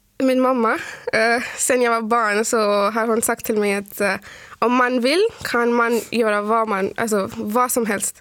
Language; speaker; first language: Swedish; non-native, fluent; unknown